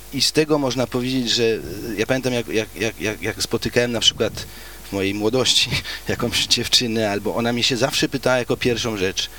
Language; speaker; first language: Polish; early bilingual, heritage; Polish